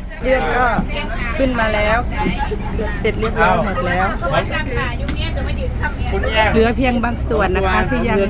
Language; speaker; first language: Thai; native; Thai